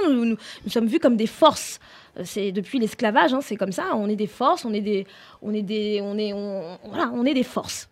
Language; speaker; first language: French; native; French